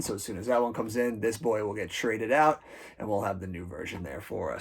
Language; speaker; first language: English; native; English